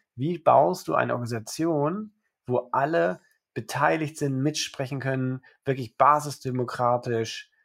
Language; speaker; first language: German; native; German